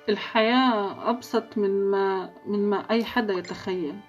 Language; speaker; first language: Arabic; native; Arabic